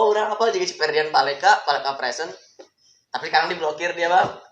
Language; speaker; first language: Indonesian; non-native, local second language; Sundanese